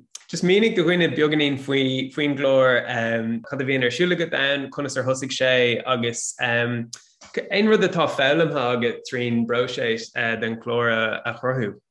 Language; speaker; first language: Irish; non-native, local second language; English